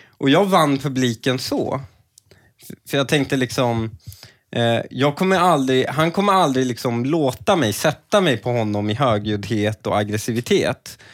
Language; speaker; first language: Swedish; early bilingual, other home language; Persian